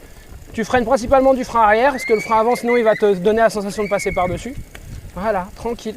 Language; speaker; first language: French; native; French